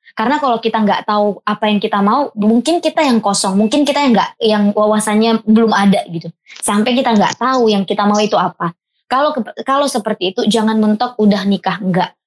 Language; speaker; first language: Indonesian; native; Indonesian